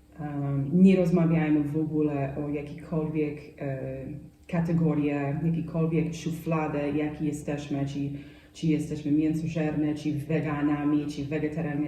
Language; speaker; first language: Polish; non-native, fluent; English